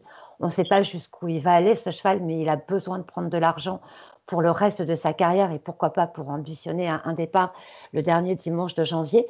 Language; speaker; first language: French; native; French